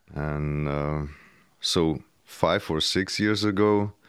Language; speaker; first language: English; non-native, fluent; Czech